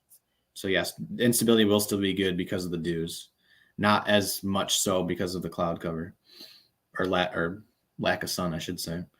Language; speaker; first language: English; native; English